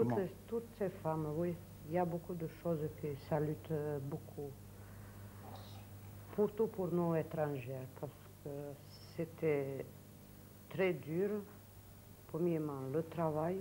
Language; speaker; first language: French; non-native, learner; Serbian